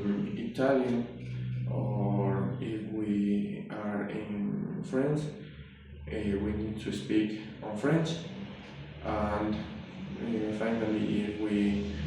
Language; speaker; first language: English; non-native, learner; Spanish